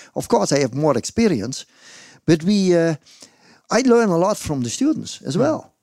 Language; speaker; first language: English; non-native, fluent; Dutch